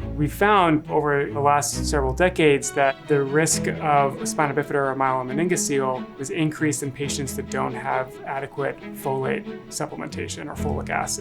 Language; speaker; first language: English; native; English